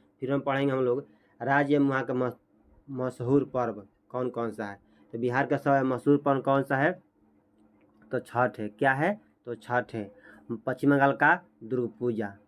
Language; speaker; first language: Hindi; native; Hindi